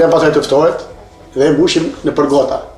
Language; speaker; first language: Albanian; native; Albanian